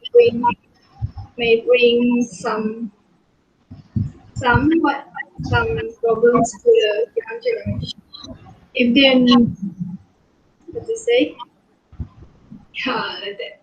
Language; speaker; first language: English; non-native, local second language; Malay